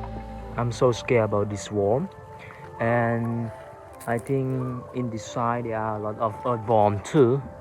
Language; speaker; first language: English; non-native, learner; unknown